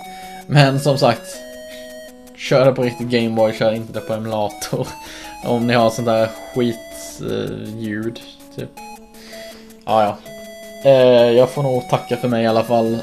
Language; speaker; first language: Swedish; native; Swedish